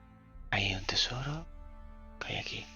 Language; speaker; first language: Spanish; native; Spanish